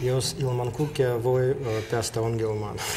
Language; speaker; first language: Finnish; non-native, learner; Russian